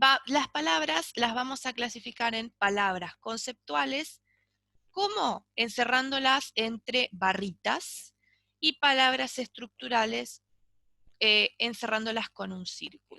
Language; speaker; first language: Spanish; native; Spanish